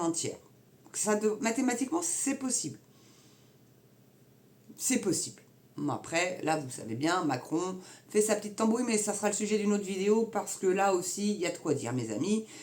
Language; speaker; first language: French; native; French